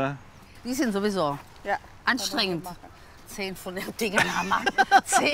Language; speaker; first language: German; native; German